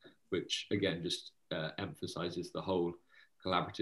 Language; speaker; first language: English; native; English